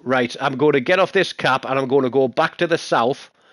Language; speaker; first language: English; native; English